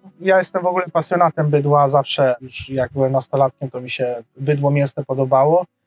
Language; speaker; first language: Polish; native; Polish